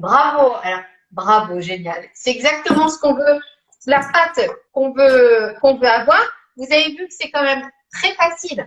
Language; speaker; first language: French; native; French